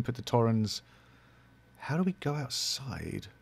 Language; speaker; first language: English; native; English